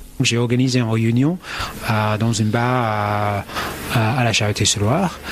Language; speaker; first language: French; non-native, fluent; English